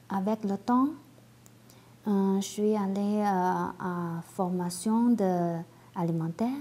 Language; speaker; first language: French; non-native, learner; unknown